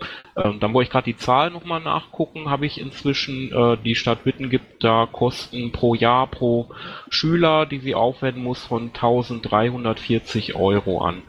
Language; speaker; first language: German; native; German